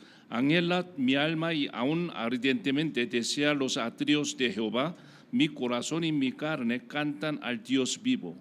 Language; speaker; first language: Spanish; non-native, learner; Korean